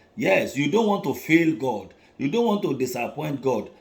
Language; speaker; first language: English; non-native, local second language; Yoruba